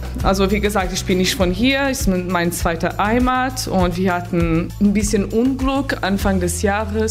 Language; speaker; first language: German; non-native, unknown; Portuguese